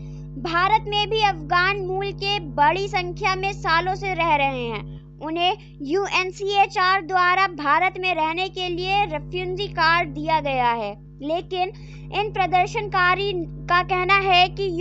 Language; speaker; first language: Hindi; native; Hindi